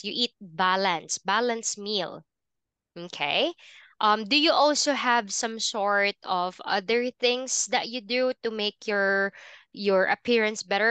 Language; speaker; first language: English; non-native, fluent; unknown